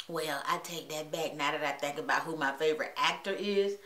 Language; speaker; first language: English; native; English